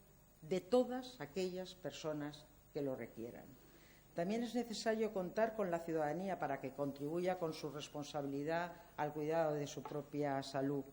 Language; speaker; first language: Spanish; native; Spanish